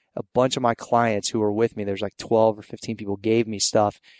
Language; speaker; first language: English; native; English